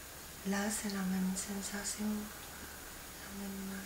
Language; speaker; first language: French; non-native, fluent; Spanish